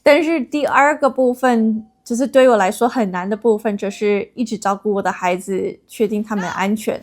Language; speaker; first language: Chinese; non-native, fluent; English